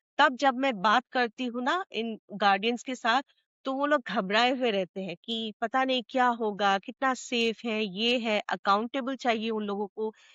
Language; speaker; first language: Hindi; non-native, local second language; Assamese